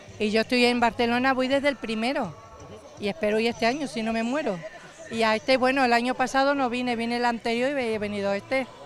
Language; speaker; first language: Spanish; native; Spanish